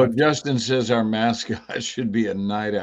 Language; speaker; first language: English; native; English